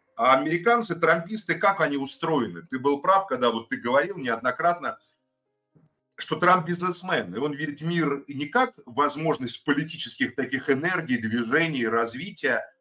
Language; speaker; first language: Russian; native; Russian